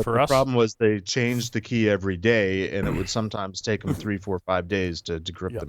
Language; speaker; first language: English; native; English